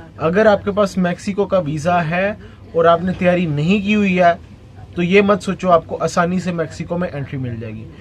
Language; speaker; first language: Urdu; non-native, local second language; Punjabi